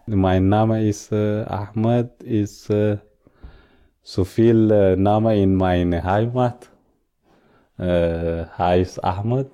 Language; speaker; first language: German; non-native, learner; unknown